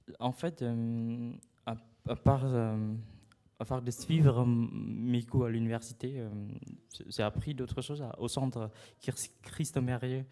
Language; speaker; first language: French; non-native, fluent; Khmer